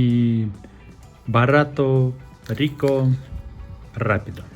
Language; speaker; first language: Spanish; non-native, learner; Russian